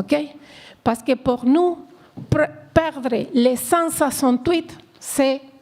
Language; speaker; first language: French; non-native, learner; Spanish